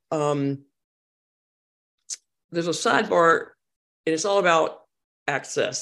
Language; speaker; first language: English; native; English